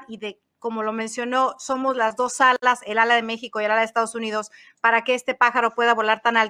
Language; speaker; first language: Spanish; native; Spanish